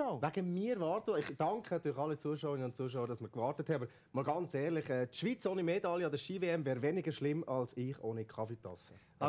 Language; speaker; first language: German; native; German